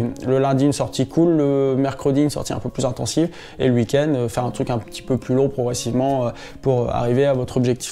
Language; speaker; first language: French; native; French